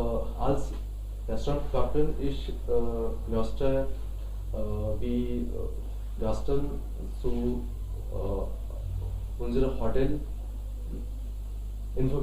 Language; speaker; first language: German; non-native, learner; Hindi